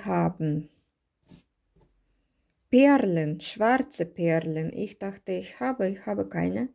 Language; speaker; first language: German; non-native, learner; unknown